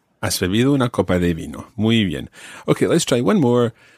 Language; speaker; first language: Spanish; non-native, fluent; English